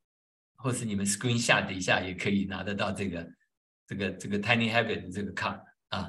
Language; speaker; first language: Chinese; native; Chinese